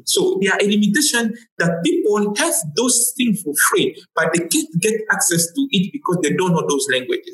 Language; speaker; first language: English; non-native, fluent; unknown